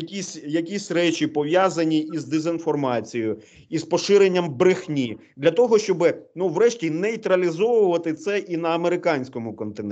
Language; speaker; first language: Ukrainian; native; Ukrainian